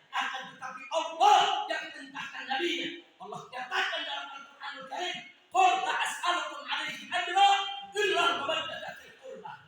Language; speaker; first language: Indonesian; native; Indonesian